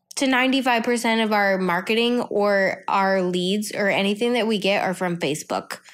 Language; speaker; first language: English; native; English